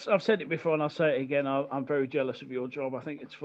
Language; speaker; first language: English; native; English